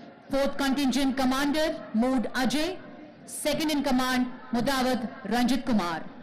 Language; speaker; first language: English; non-native, local second language; Telugu